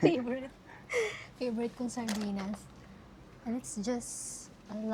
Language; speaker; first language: English; non-native, local second language; Filipino